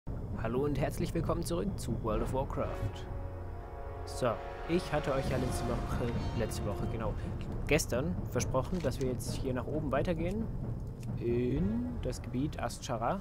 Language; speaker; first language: German; native; German